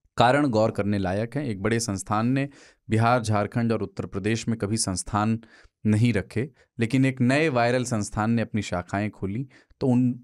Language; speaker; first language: Hindi; native; Hindi